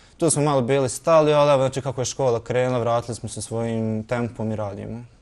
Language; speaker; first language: Croatian; native; Croatian